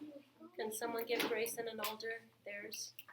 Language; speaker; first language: English; native; English